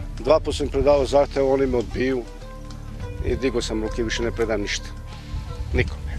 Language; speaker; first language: Serbian; native; Serbian